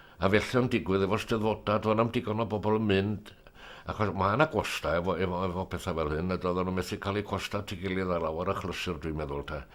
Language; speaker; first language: Welsh; native; Welsh